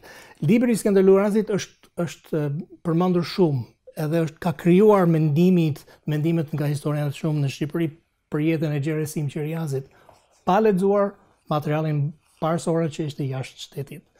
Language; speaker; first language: Albanian; non-native, fluent; English